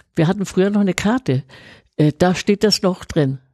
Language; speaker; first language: German; native; German